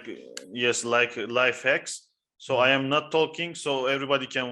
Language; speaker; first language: English; non-native, fluent; Turkish